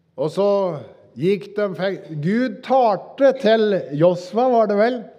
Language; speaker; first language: Norwegian; native; Norwegian